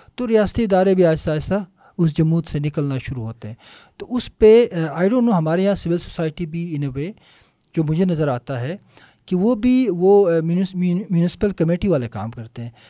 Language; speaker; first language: Urdu; non-native, local second language; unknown